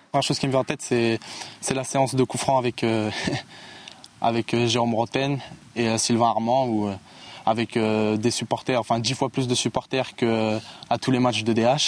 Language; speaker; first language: French; native; French